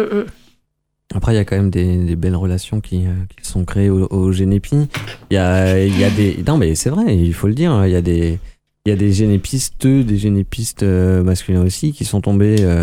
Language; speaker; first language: French; native; French